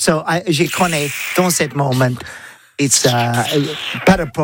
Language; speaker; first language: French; non-native, learner; English